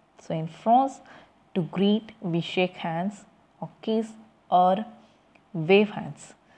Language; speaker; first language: English; non-native, local second language; Tamil